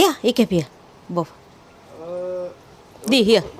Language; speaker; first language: Dutch; non-native, fluent; Indonesian